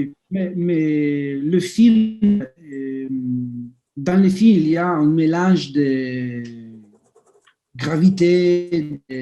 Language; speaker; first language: French; non-native, fluent; Italian